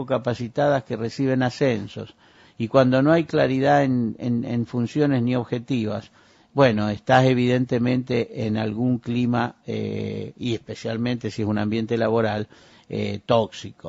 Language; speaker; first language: Spanish; native; Spanish